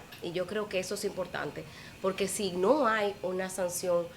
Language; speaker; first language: Spanish; native; Spanish